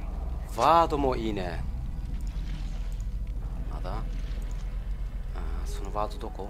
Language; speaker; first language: Japanese; non-native, learner; German